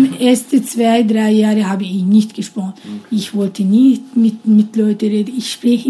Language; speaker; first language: German; non-native, learner; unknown